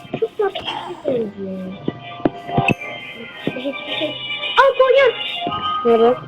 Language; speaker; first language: Turkish; native; Turkish